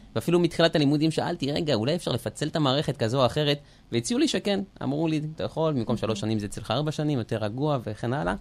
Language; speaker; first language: Hebrew; early bilingual, other home language; French